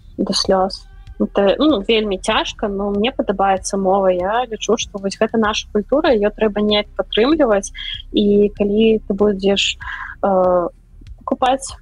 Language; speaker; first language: Belarusian; non-native, local second language; Russian